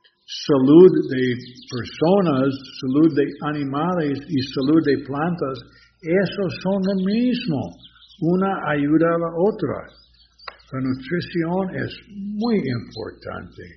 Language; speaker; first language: Spanish; non-native, learner; English